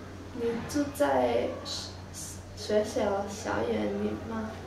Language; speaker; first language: Chinese; non-native, learner; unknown